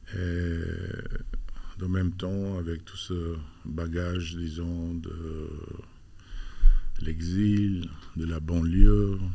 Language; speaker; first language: French; non-native, fluent; Albanian